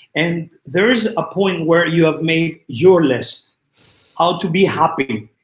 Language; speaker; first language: English; non-native, fluent; Greek